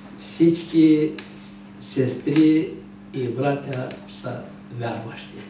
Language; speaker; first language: Bulgarian; non-native, local second language; Turkish